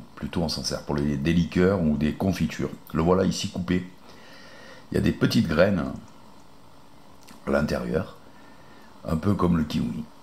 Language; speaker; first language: French; native; French